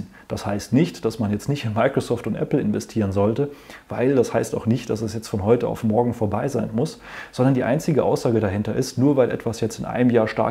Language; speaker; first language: German; native; German